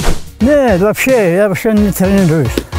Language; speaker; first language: Russian; non-native, local second language; Avaric